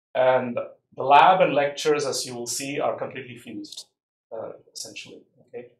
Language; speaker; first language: English; non-native, local second language; Tamil